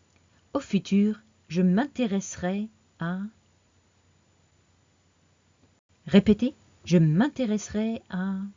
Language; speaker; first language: French; non-native, fluent; English